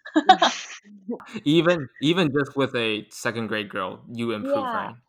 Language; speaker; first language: English; non-native, fluent; Chinese